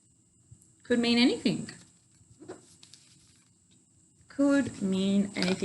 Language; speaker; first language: English; native; English